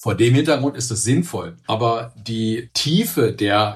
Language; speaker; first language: German; native; German